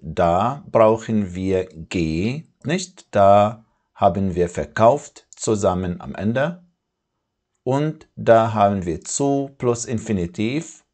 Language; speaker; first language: German; non-native, fluent; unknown